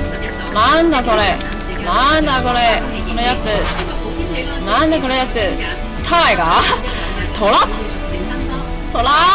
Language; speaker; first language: Japanese; non-native, learner; Cantonese